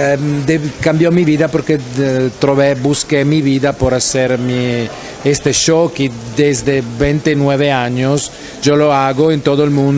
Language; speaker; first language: Spanish; non-native, fluent; Italian